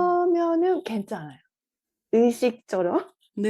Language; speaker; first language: Korean; non-native, fluent; Japanese